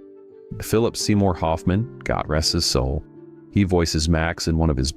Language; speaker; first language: English; native; English